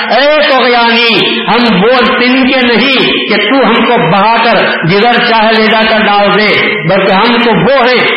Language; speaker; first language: Urdu; native; Urdu